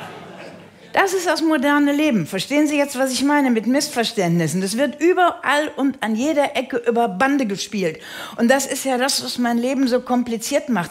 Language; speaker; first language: German; native; German